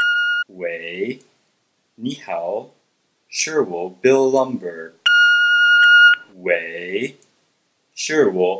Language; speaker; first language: Chinese; non-native, learner; English